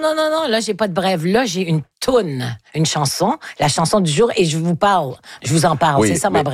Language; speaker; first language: French; native; French